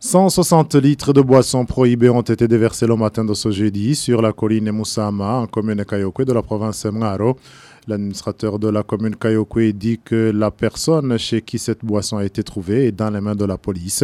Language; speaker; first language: French; non-native, local second language; Rundi